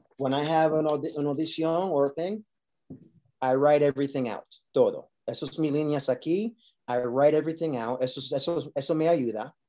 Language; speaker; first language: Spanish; early bilingual, heritage; Spanish